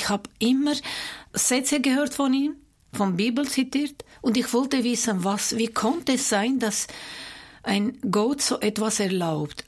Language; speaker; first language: German; non-native, fluent; Armenian